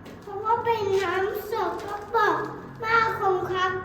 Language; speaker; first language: Thai; early bilingual, heritage; Thai